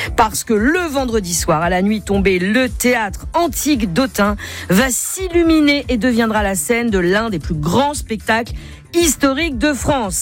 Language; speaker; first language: French; native; French